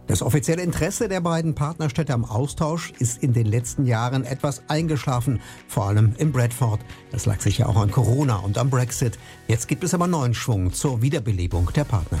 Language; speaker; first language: German; native; German